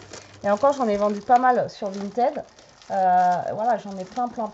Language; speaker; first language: French; native; French